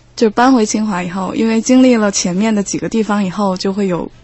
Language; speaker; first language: Chinese; non-native, fluent; Korean